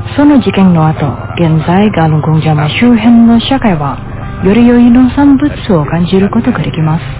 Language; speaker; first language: Japanese; non-native, fluent; Indonesian